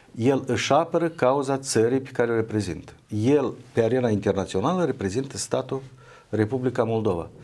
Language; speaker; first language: Romanian; native; Romanian